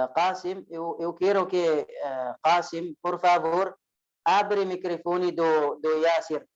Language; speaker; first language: Portuguese; non-native, fluent; Arabic